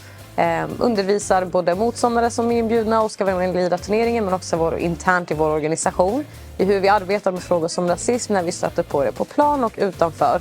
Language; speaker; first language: Swedish; native; Swedish